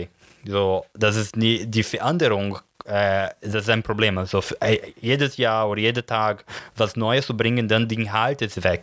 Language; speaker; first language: German; non-native, learner; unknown